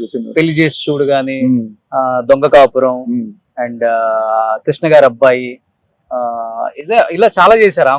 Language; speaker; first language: Telugu; native; Telugu